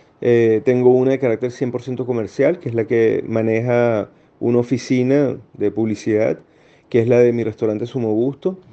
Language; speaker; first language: Spanish; native; Spanish